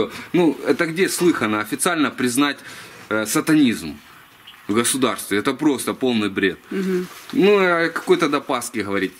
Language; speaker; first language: Russian; native; Russian